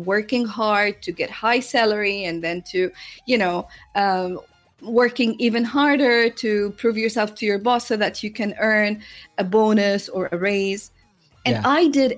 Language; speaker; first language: English; non-native, fluent; Arabic